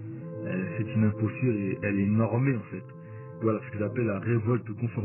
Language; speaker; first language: French; native; French